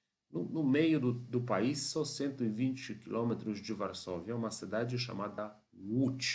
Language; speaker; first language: Portuguese; non-native, fluent; Polish